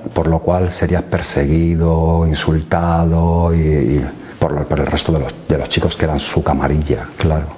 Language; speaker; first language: Spanish; native; Spanish